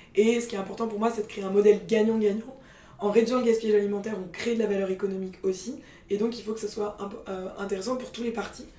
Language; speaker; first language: French; native; French